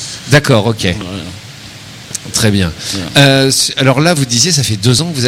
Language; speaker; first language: French; native; French